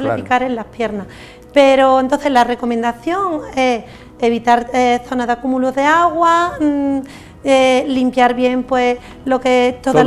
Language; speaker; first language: Spanish; native; Spanish